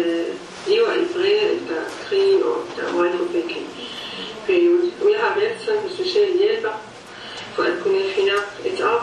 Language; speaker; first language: Danish; non-native, learner; Arabic